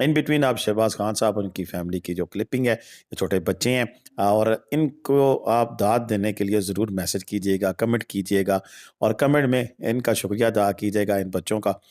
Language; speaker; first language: Hindi; non-native, local second language; Punjabi